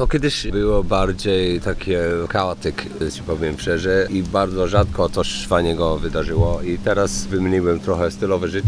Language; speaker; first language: Polish; non-native, learner; English